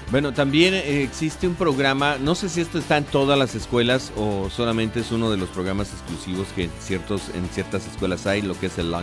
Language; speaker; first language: Spanish; native; Spanish